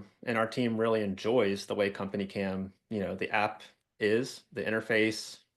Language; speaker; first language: English; native; English